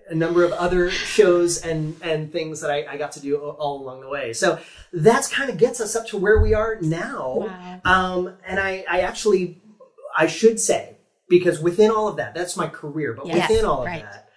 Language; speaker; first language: English; native; English